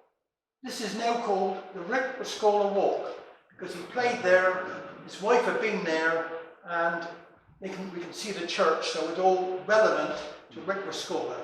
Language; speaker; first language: English; native; English